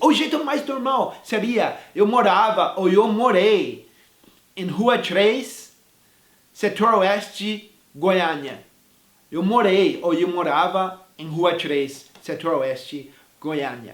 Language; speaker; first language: Portuguese; non-native, fluent; English